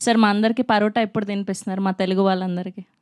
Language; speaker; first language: Telugu; native; Telugu